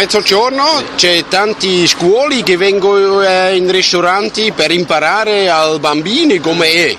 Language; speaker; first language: Italian; non-native, learner; German